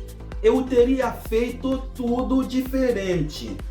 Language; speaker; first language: Portuguese; non-native, fluent; Haitian Creole